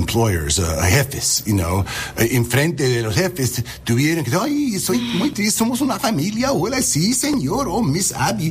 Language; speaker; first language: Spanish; early bilingual, heritage; English